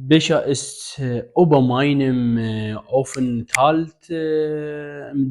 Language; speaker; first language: German; non-native, learner; Arabic